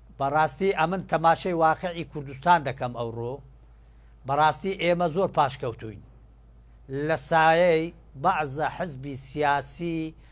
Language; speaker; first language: Central Kurdish; non-native, local second language; Turkish